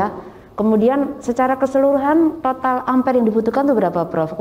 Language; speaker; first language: Indonesian; native; Indonesian